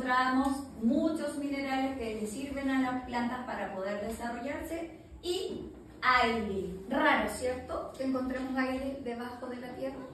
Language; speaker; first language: Spanish; native; Spanish